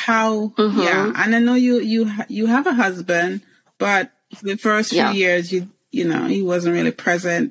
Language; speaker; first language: English; native; English